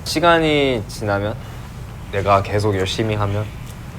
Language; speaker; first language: Korean; early bilingual, heritage; English